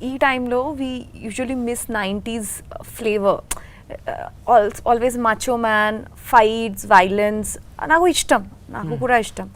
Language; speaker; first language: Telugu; non-native, learner; Bangla